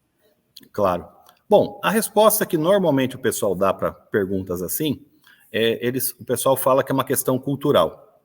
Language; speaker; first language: Portuguese; native; Portuguese